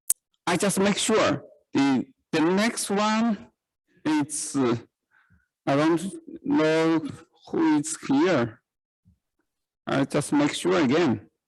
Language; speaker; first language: English; non-native, learner; Chinese